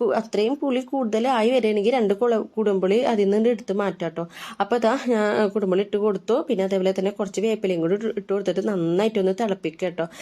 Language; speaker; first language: Malayalam; native; Malayalam